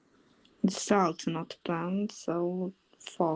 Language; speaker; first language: English; non-native, learner; Polish